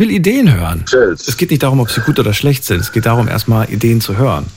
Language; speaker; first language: German; native; German